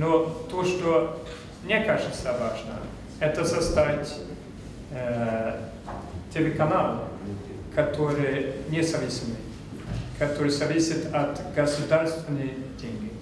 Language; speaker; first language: Russian; non-native, fluent; Swedish